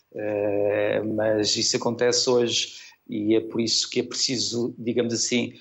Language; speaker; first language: Portuguese; native; Portuguese